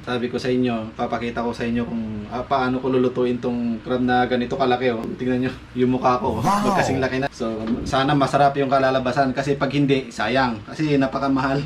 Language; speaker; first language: Filipino; non-native, local second language; Iloko